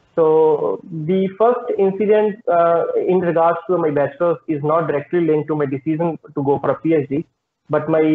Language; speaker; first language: English; non-native, local second language; Punjabi